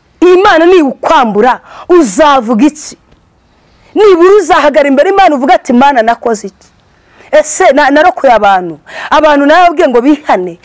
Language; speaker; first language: Kinyarwanda; native; Kinyarwanda